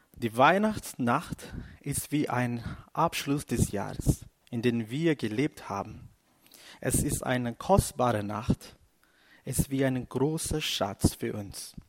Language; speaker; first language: German; non-native, fluent; Portuguese